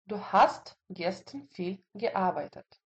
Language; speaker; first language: German; non-native, fluent; Russian